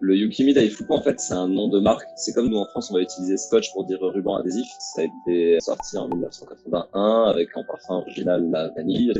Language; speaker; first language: French; native; French